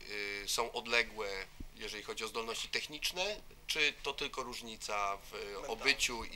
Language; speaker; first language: Polish; native; Polish